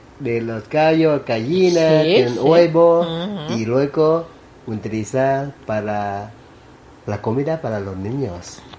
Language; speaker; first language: Spanish; non-native, learner; Thai